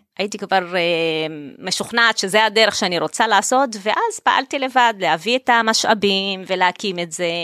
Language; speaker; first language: Hebrew; non-native, local second language; Arabic